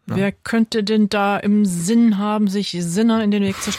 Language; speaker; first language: German; native; German